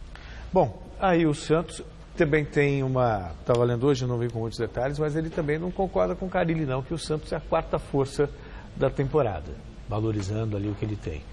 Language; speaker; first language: Portuguese; native; Portuguese